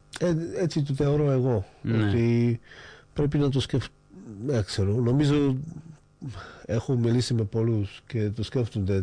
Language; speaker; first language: Greek; non-native, fluent; Slovak